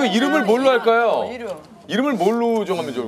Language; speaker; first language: Korean; native; Korean